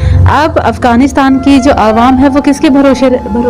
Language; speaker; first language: Hindi; native; Hindi